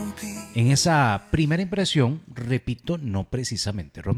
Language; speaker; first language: Spanish; native; Spanish